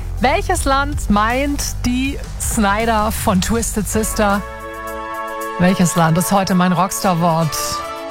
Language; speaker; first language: German; native; German